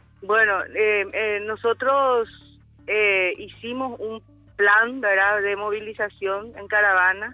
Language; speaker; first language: Spanish; native; Spanish